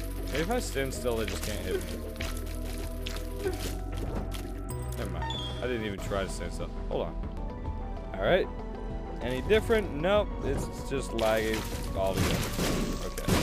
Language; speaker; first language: English; native; English